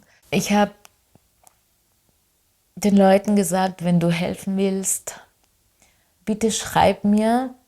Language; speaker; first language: German; non-native, fluent; Spanish